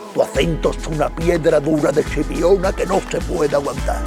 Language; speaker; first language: Spanish; native; Spanish